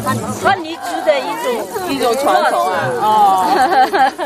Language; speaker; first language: Chinese; non-native, fluent; Korean